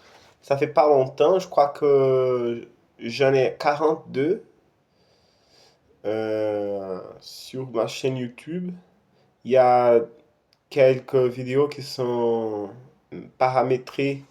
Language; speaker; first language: French; non-native, fluent; Portuguese